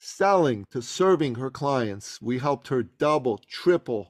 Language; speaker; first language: English; early bilingual, other home language; Persian